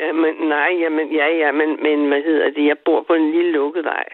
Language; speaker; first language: Danish; native; Danish